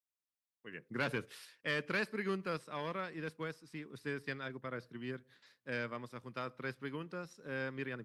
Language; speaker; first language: Spanish; non-native, fluent; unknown